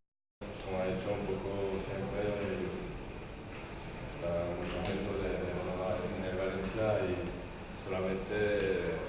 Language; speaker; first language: Spanish; non-native, learner; French